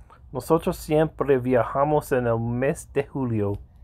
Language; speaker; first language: Spanish; non-native, learner; English